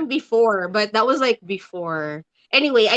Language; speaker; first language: English; non-native, local second language; Filipino